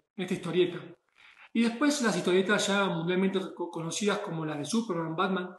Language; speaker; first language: Spanish; native; Spanish